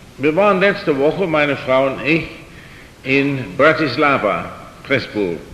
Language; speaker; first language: German; non-native, fluent; English